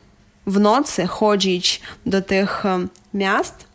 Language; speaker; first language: Polish; non-native, learner; Ukrainian